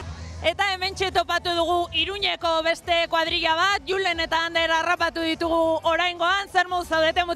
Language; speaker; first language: Basque; native; Basque